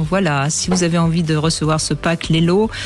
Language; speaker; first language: French; native; French